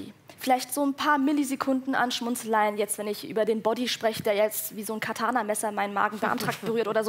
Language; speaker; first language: German; early bilingual, other home language; Persian